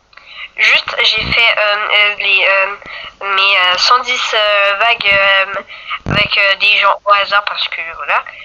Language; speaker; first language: French; native; French